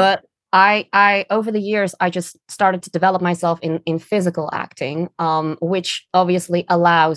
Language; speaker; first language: English; non-native, fluent; Dutch